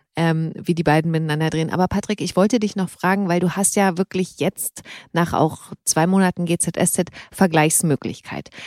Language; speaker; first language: German; native; German